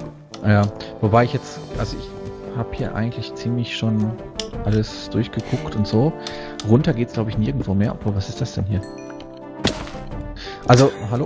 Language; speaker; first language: German; native; German